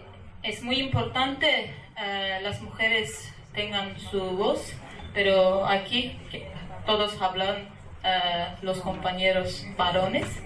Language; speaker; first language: Spanish; non-native, learner; Kurdish